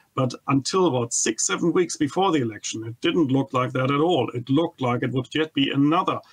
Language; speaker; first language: English; non-native, fluent; German